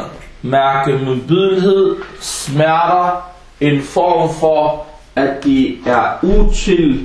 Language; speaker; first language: Danish; non-native, fluent; Arabic